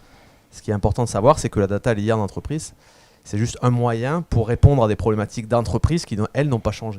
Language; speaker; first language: French; native; French